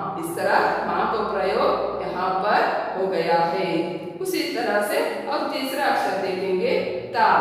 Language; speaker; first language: Hindi; non-native, local second language; Kannada